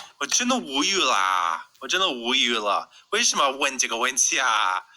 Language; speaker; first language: Chinese; non-native, learner; English